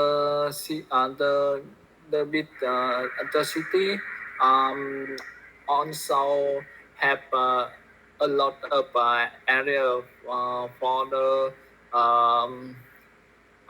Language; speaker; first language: English; non-native, learner; Vietnamese